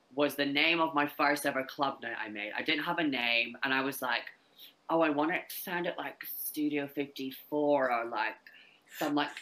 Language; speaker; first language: English; native; English